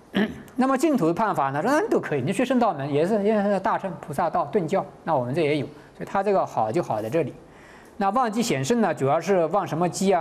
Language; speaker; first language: Chinese; native; Chinese